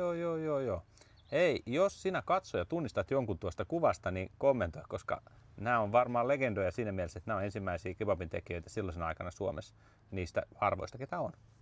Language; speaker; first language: Finnish; native; Finnish